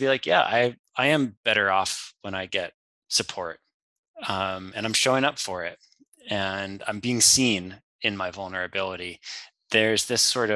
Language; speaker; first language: English; native; English